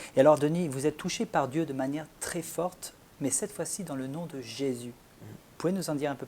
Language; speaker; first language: French; native; French